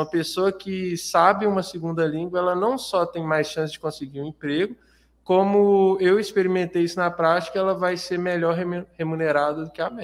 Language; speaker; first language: Portuguese; native; Portuguese